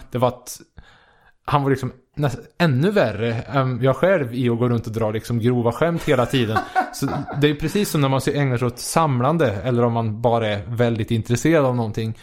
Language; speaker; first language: Swedish; native; Swedish